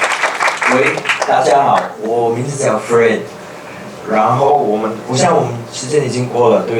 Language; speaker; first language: Chinese; non-native, fluent; German